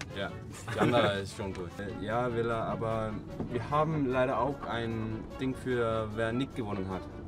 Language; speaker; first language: German; non-native, learner; Danish